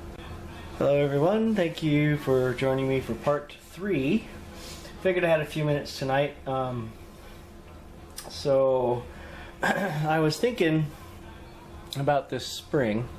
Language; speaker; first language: English; native; English